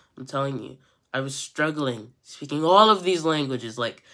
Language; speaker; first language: English; native; English